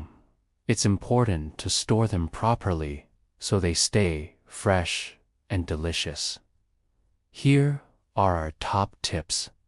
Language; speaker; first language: English; native; English